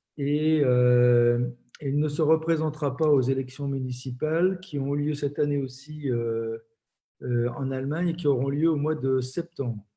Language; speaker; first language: French; native; French